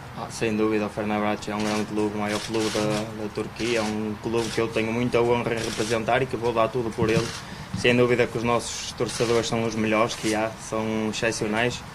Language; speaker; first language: Portuguese; native; Portuguese